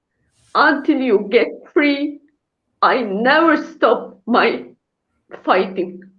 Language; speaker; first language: English; non-native, learner; Uyghur